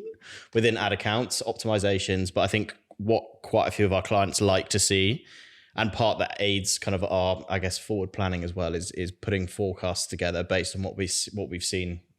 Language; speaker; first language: English; native; English